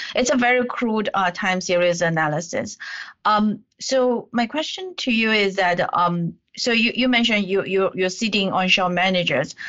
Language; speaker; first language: English; non-native, fluent; Chinese